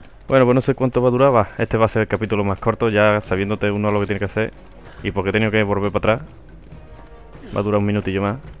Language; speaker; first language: Spanish; native; Spanish